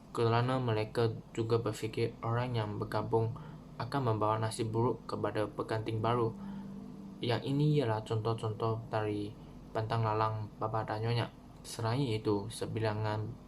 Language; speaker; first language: Malay; non-native, local second language; Chinese